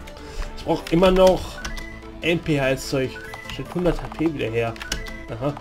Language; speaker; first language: German; native; German